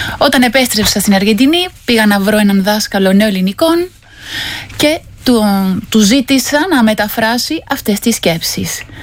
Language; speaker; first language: Greek; non-native, fluent; Spanish